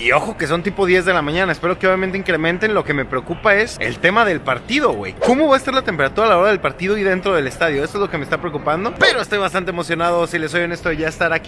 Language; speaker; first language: Spanish; native; Spanish